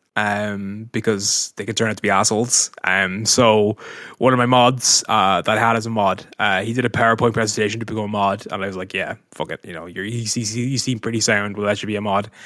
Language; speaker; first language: English; native; English